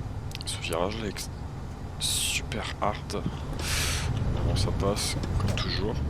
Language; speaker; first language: French; native; French